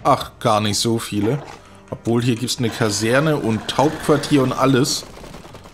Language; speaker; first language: German; native; German